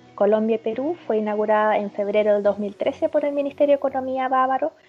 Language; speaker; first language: Spanish; early bilingual, heritage; German